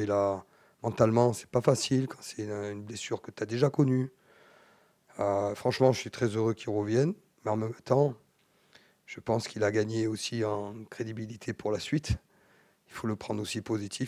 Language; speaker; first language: French; native; French